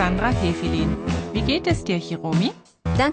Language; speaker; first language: German; native; German